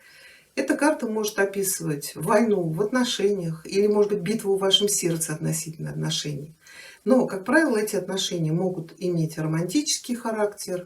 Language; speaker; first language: Russian; native; Russian